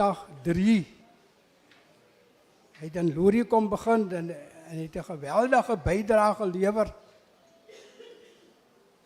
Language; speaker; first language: Afrikaans; non-native, local second language; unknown